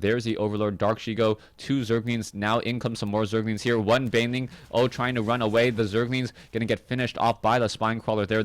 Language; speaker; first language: English; native; English